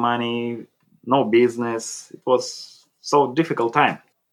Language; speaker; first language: English; non-native, learner; Russian